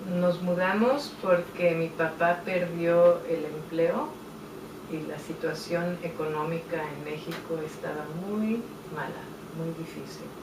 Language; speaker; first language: Spanish; native; Spanish